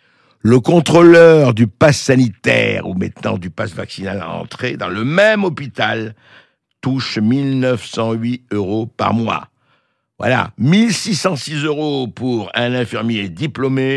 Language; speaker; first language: French; native; French